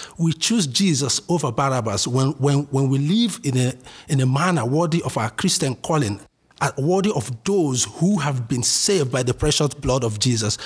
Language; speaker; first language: English; non-native, local second language; Igbo